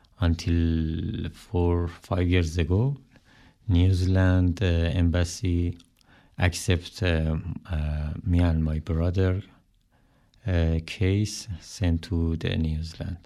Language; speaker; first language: English; non-native, learner; Persian